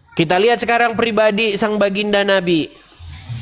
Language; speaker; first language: Indonesian; native; Indonesian